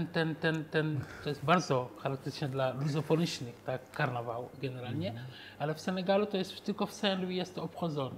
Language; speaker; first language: Polish; non-native, fluent; Wolof